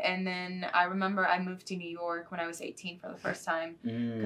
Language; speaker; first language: English; non-native, fluent; Spanish